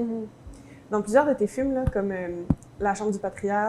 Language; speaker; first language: French; native; French